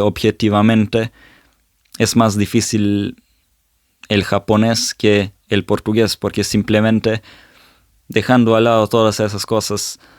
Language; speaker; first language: Spanish; non-native, fluent; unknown